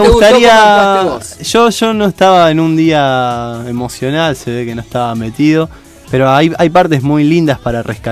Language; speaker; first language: Spanish; native; Spanish